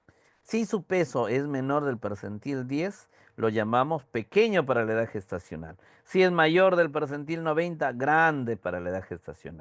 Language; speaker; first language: Spanish; native; Spanish